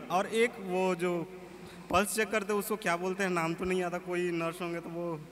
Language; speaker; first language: Hindi; native; Hindi